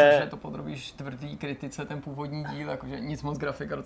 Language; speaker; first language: Czech; native; Czech